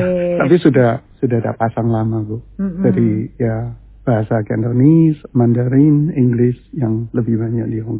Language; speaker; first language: Indonesian; early bilingual, heritage; Chinese